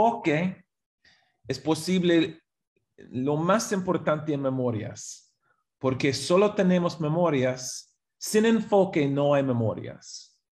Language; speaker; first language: Spanish; non-native, fluent; English